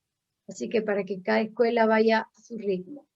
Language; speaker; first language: Spanish; native; Spanish